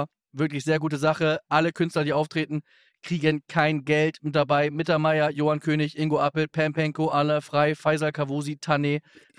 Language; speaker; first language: German; native; German